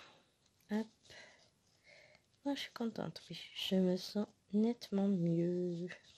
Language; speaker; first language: French; native; French